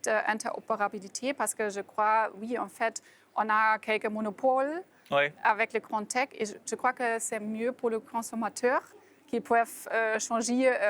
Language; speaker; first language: French; non-native, fluent; German